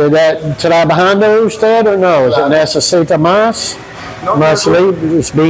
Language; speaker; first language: Spanish; non-native, learner; English